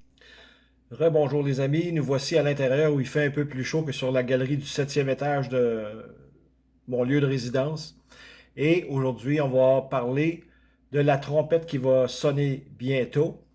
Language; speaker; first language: French; native; French